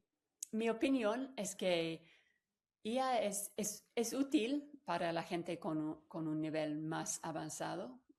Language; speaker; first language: Spanish; non-native, fluent; English